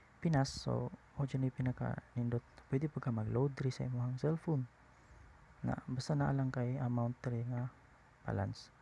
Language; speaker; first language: Cebuano; native; Cebuano